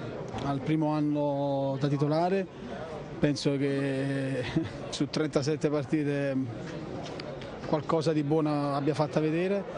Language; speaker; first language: Italian; native; Italian